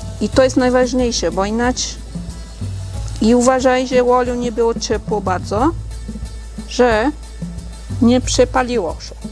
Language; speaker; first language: Polish; non-native, learner; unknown